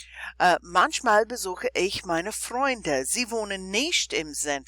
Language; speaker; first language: German; non-native, fluent; English